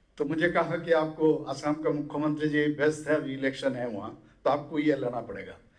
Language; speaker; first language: Hindi; non-native, local second language; Bangla